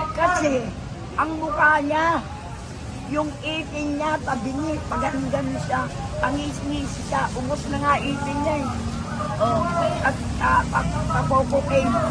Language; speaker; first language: Filipino; non-native, local second language; Iloko